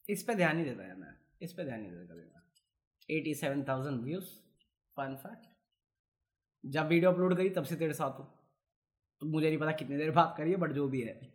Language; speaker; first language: Hindi; native; Hindi